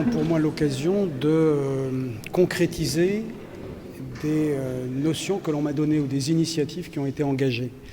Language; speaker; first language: French; native; French